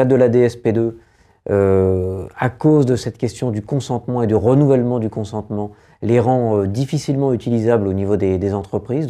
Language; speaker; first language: French; native; French